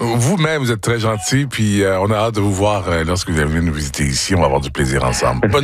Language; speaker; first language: French; native; French